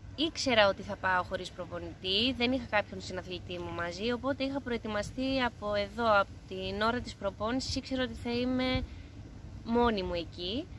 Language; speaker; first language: Greek; native; Greek